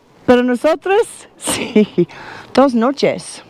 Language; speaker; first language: Spanish; non-native, learner; English